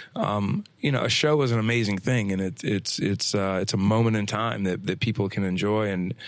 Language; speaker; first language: English; native; English